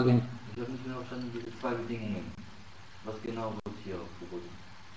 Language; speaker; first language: German; non-native, learner; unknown